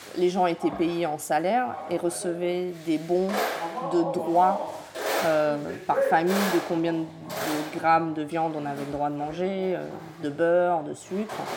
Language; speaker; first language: French; early bilingual, other home language; Polish